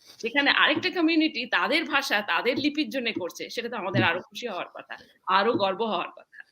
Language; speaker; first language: Bangla; native; Bangla